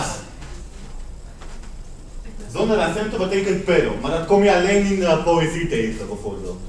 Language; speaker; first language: Dutch; non-native, fluent; Spanish